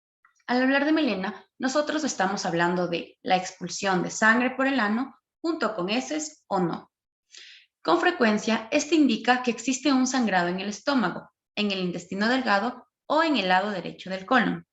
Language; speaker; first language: Spanish; native; Spanish